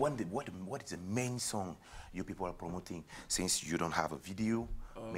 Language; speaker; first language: English; non-native, local second language; French